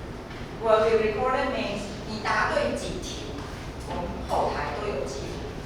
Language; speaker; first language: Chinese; native; Chinese